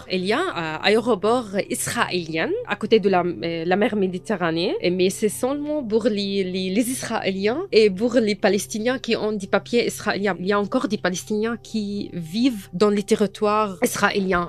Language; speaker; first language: French; non-native, fluent; Arabic